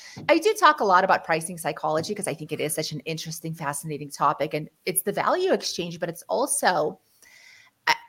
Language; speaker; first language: English; early bilingual, other home language; Ukrainian